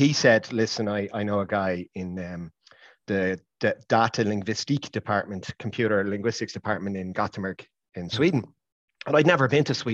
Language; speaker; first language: English; native; English